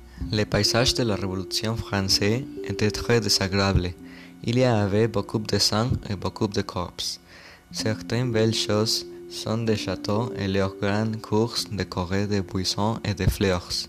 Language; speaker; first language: French; non-native, learner; Spanish